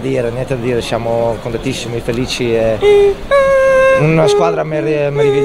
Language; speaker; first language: Italian; non-native, fluent; Dutch